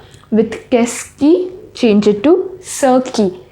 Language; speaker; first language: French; non-native, fluent; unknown